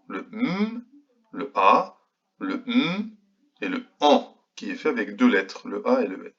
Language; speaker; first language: French; native; French